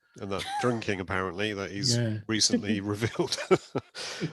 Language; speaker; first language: English; native; English